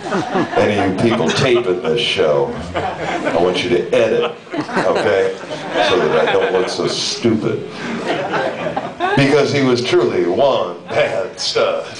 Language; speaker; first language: English; native; English